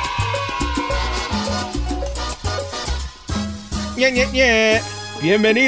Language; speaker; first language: English; early bilingual, other home language; Spanish